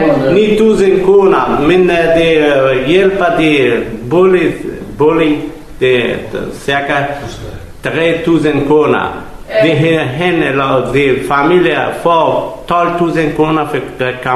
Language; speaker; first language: Danish; non-native, learner; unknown